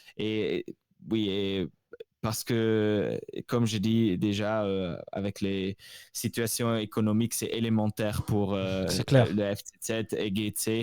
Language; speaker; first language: French; non-native, local second language; Swiss German